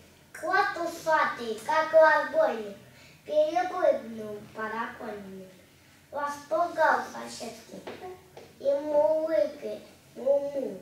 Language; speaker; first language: Russian; native; Russian